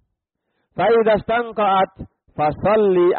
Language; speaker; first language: Arabic; non-native, fluent; Indonesian